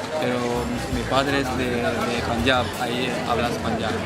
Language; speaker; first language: Spanish; non-native, learner; Punjabi